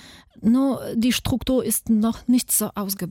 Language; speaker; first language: German; non-native, fluent; Polish